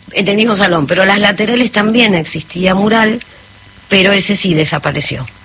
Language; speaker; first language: Spanish; native; Spanish